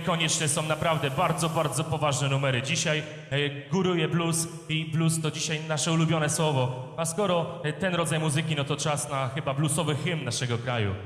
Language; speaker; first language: Polish; native; Polish